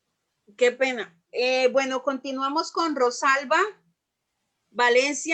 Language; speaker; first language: Spanish; native; Spanish